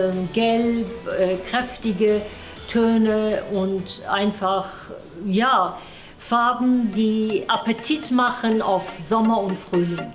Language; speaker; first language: German; non-native, fluent; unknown